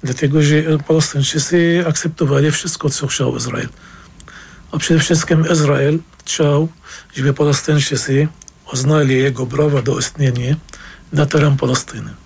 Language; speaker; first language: Polish; non-native, fluent; Arabic